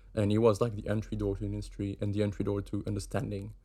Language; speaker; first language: English; non-native, fluent; German